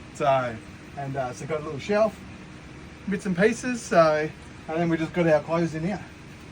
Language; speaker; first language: English; native; English